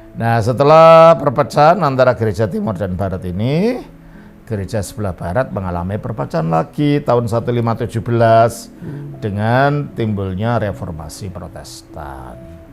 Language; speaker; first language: Indonesian; native; Indonesian